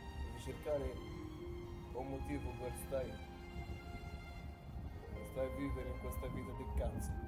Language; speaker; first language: Italian; non-native, fluent; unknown